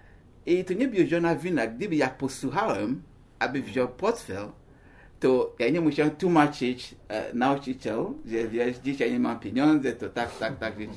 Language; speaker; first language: Polish; non-native, learner; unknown